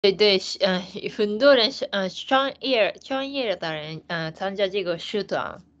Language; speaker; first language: Chinese; non-native, learner; Japanese